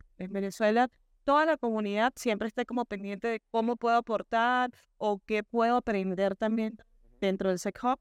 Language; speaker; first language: Spanish; native; Spanish